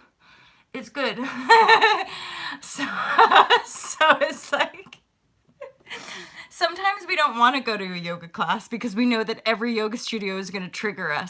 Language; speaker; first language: English; native; English